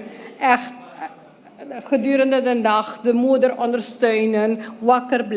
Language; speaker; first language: Dutch; non-native, local second language; Papiamento